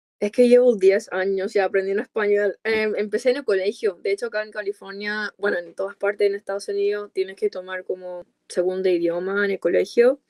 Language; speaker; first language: Spanish; non-native, fluent; English